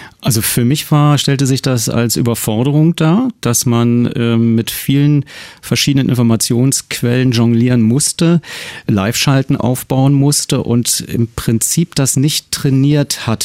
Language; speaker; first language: German; native; German